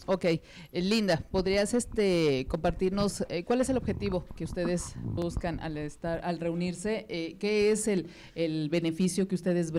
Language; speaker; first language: Spanish; native; Spanish